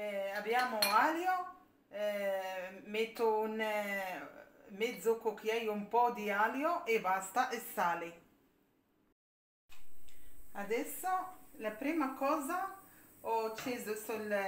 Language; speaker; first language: Italian; non-native, learner; Arabic